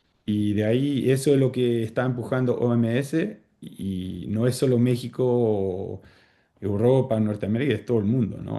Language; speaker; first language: Spanish; early bilingual, heritage; Spanish